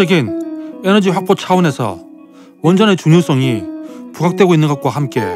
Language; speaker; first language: Korean; native; Korean